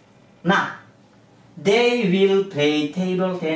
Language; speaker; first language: English; non-native, learner; Indonesian